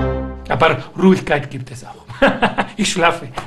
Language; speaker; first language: German; non-native, fluent; Spanish